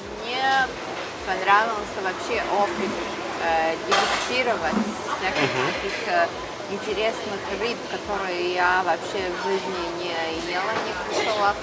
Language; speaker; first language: Russian; non-native, fluent; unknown